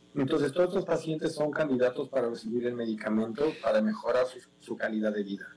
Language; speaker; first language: Spanish; native; Spanish